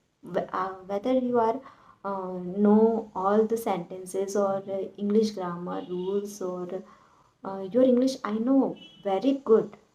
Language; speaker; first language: English; non-native, learner; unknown